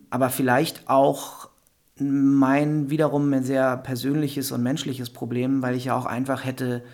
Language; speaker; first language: German; native; German